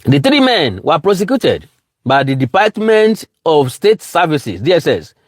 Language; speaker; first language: English; non-native, local second language; Yoruba